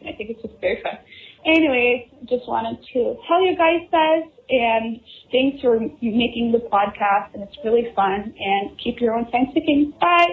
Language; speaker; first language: English; non-native, fluent; Norwegian